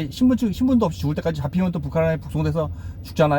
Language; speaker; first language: Korean; native; Korean